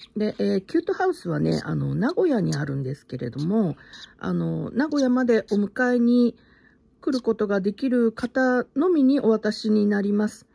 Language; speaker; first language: Japanese; native; Japanese